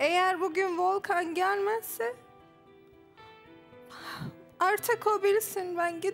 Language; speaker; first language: Turkish; non-native, learner; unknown